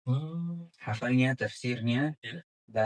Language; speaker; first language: Indonesian; non-native, fluent; Arabic